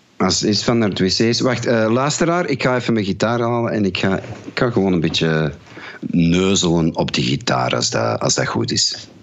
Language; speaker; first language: Dutch; native; Dutch